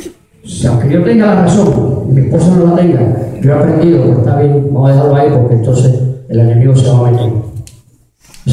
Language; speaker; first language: Spanish; native; Spanish